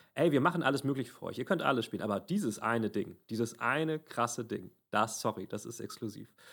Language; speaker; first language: German; native; German